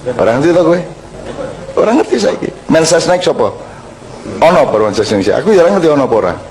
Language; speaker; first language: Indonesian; native; Indonesian